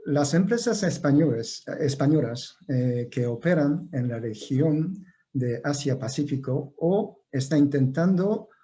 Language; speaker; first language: Spanish; non-native, fluent; Japanese